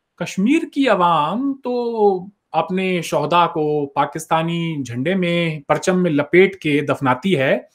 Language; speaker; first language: Hindi; native; Hindi